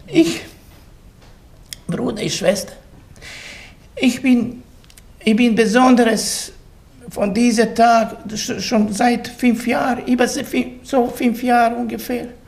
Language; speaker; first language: German; non-native, learner; Bosnian